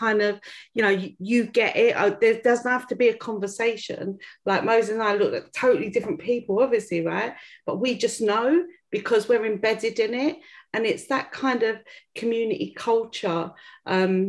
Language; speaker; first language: English; native; English